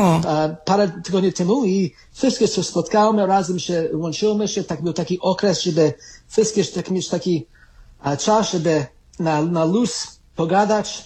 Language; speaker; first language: Polish; early bilingual, heritage; Polish